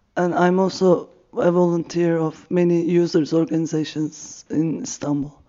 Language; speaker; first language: English; non-native, fluent; Turkish